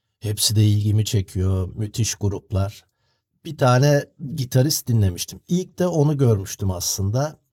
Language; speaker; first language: Turkish; native; Turkish